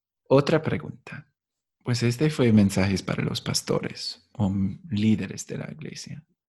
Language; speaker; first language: Spanish; non-native, fluent; English